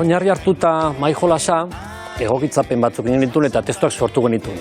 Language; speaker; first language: Basque; native; Basque